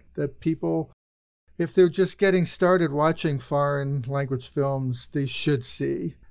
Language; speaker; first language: English; native; English